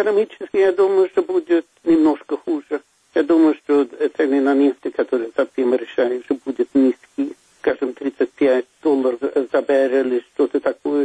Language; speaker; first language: Russian; non-native, fluent; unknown